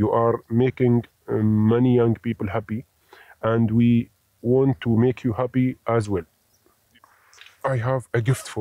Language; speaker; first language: English; non-native, fluent; Arabic